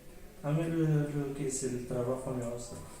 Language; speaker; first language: Spanish; non-native, learner; Arabic